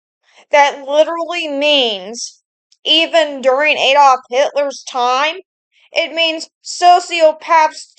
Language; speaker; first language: English; native; English